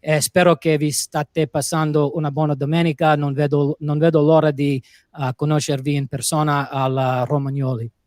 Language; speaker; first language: Italian; non-native, fluent; English